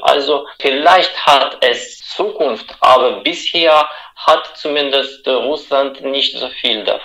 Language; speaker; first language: German; non-native, fluent; Russian